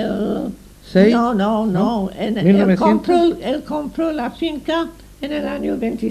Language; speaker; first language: Spanish; non-native, fluent; English